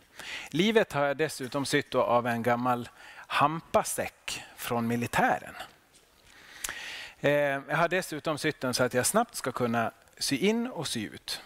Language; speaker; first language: Swedish; non-native, local second language; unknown